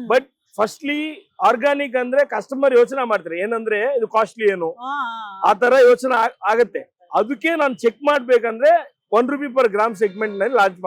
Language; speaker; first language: Kannada; non-native, learner; Telugu